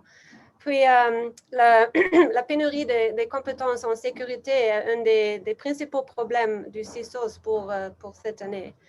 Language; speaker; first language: French; non-native, learner; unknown